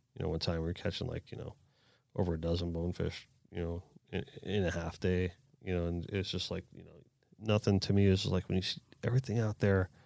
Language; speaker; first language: English; native; English